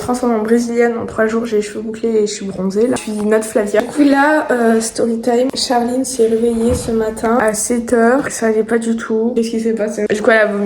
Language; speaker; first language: French; native; French